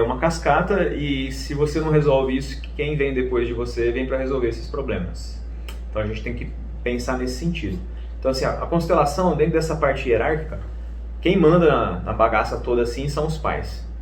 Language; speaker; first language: Portuguese; native; Portuguese